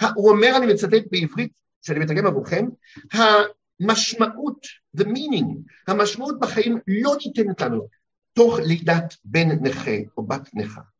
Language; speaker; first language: Hebrew; early bilingual, heritage; Hebrew